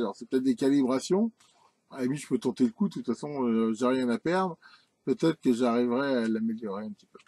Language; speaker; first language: French; native; French